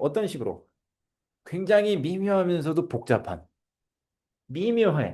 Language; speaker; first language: Korean; native; Korean